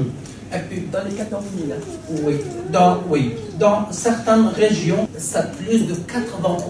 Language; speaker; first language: French; non-native, fluent; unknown